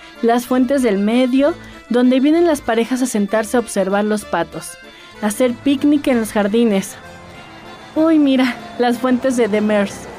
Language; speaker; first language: Spanish; native; Spanish